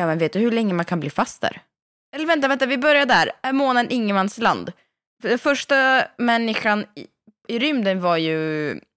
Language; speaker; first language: Swedish; native; Swedish